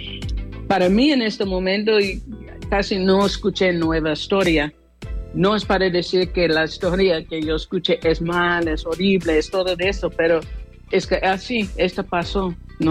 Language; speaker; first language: Spanish; non-native, fluent; English